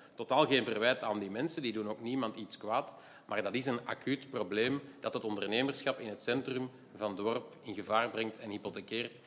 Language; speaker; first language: Dutch; native; Dutch